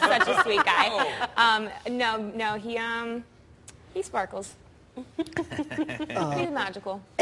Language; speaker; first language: English; native; English